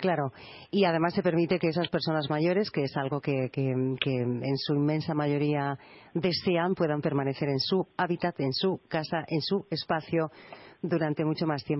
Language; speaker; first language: Spanish; native; Spanish